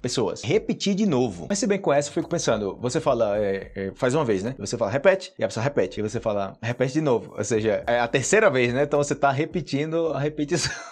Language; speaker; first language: Portuguese; native; Portuguese